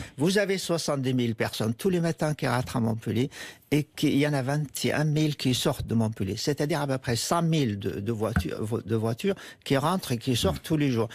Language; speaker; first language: French; non-native, fluent; Arabic